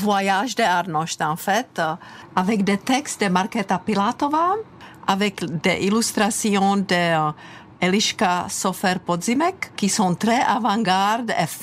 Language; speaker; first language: French; non-native, fluent; Czech